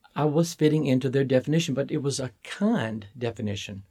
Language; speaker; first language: English; native; English